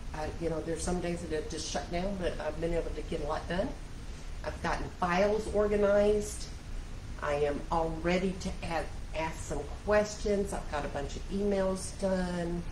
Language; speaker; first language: English; native; English